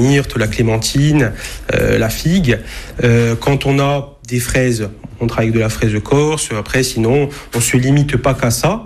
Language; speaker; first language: French; native; French